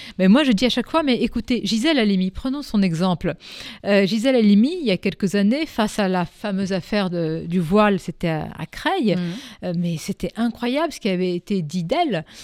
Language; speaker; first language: French; non-native, local second language; Arabic